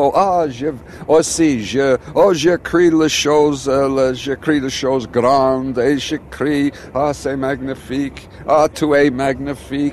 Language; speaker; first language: French; non-native, learner; English